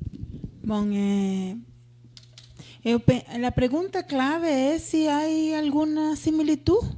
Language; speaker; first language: Portuguese; non-native, fluent; Spanish